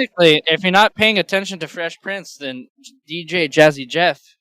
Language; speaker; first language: English; native; English